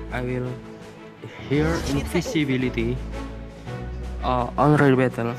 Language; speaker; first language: English; non-native, learner; Indonesian